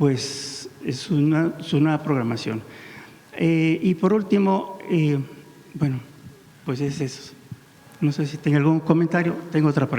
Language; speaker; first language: Spanish; native; Spanish